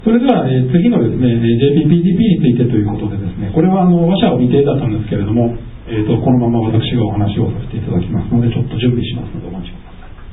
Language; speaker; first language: Japanese; native; Japanese